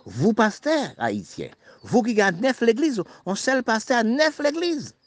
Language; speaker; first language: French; non-native, local second language; Haitian Creole